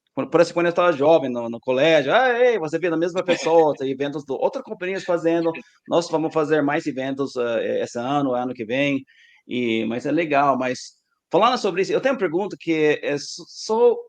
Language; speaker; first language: Portuguese; non-native, learner; English